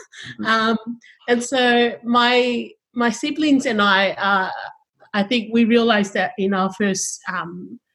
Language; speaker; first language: English; early bilingual, other home language; Tongan